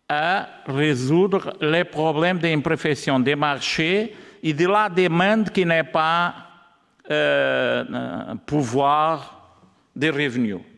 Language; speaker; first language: French; non-native, learner; Portuguese